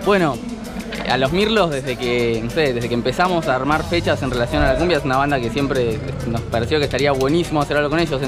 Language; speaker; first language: Spanish; native; Spanish